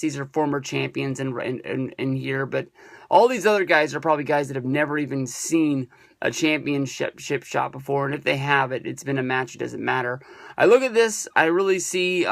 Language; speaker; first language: English; native; English